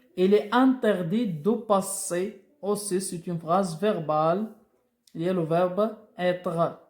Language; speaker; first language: French; non-native, local second language; Arabic